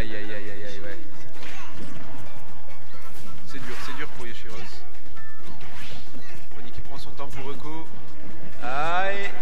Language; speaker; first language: French; native; French